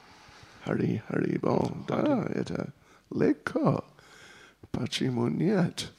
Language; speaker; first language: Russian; non-native, learner; English